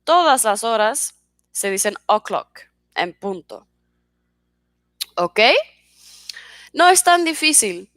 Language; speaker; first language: Spanish; non-native, fluent; Swedish